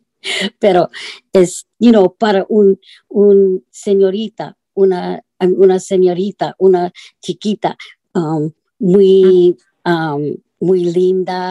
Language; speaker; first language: Spanish; non-native, learner; English